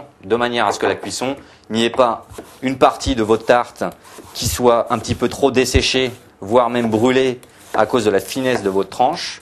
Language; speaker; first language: French; native; French